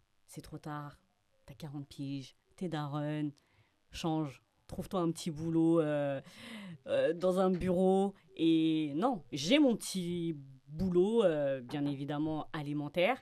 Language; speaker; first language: French; early bilingual, other home language; Fula